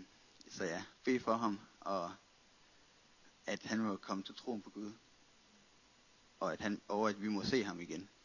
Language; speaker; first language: Danish; native; Danish